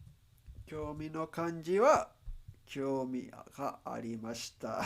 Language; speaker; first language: Japanese; non-native, learner; Spanish